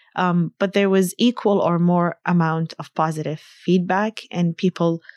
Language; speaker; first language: English; early bilingual, other home language; Arabic